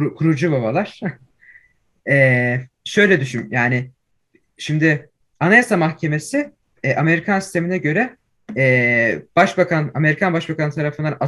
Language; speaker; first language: Turkish; early bilingual, heritage; Turkish